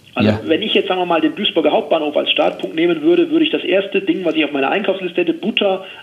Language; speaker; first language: German; native; German